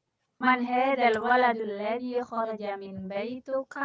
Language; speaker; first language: Arabic; non-native, learner; Indonesian